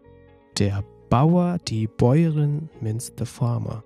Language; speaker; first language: German; non-native, fluent; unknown